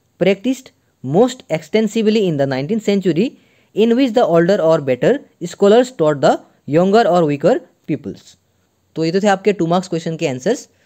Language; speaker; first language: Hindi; non-native, local second language; Assamese